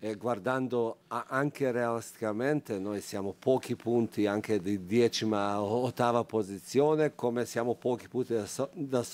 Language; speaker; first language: Italian; non-native, fluent; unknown